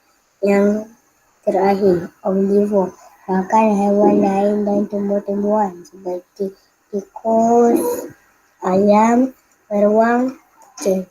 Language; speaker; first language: Malay; native; Malay